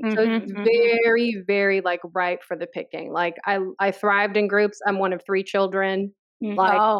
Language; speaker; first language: English; early bilingual, other home language; Spanish